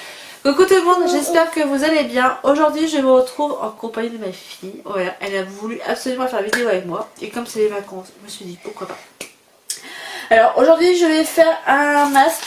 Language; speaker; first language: French; native; French